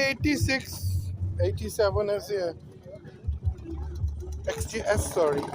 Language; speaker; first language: English; non-native, local second language; Urdu